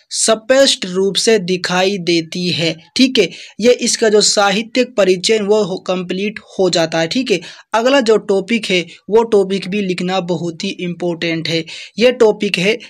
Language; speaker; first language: Hindi; native; Hindi